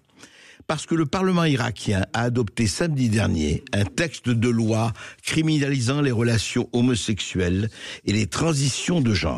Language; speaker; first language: French; native; French